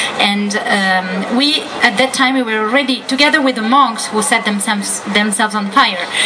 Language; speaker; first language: English; non-native, fluent; Italian